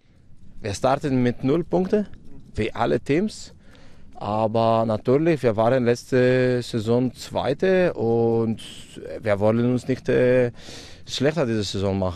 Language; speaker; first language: German; non-native, fluent; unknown